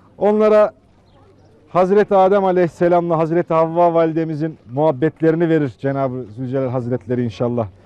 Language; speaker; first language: Turkish; native; Turkish